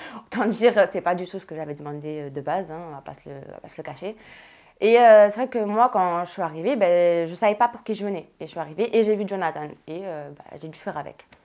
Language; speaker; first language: French; native; French